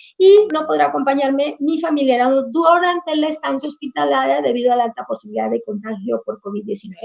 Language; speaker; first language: Spanish; native; Spanish